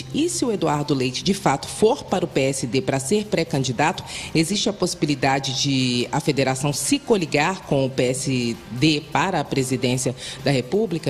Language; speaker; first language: Portuguese; native; Portuguese